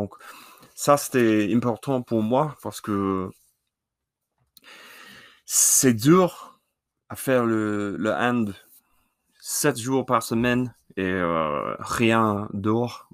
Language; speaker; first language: French; non-native, learner; English